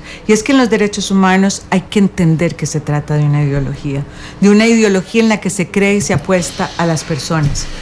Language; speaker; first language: Spanish; native; Spanish